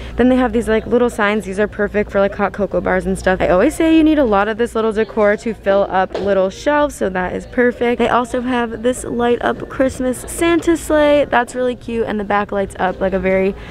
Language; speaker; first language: English; native; English